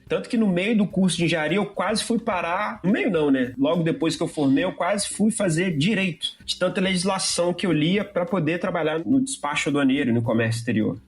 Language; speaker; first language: Portuguese; native; Portuguese